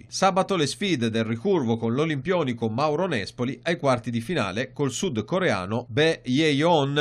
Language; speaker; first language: Italian; native; Italian